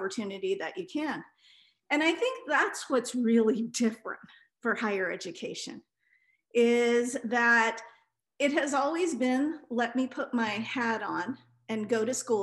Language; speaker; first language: English; non-native, local second language; Punjabi